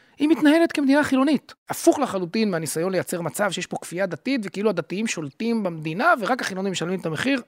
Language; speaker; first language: Hebrew; native; Hebrew